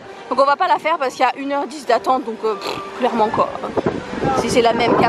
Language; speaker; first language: French; native; French